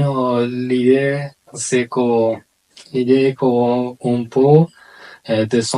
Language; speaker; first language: French; non-native, learner; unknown